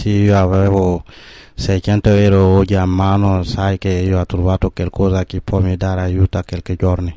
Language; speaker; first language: Italian; non-native, learner; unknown